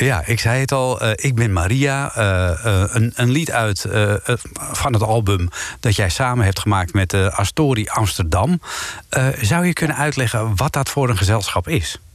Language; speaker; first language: Dutch; native; Dutch